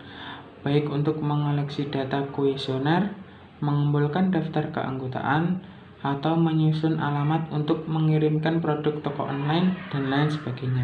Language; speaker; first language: Indonesian; native; Indonesian